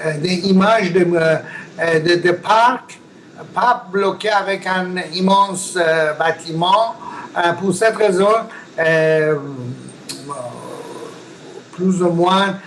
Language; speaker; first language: French; non-native, learner; Persian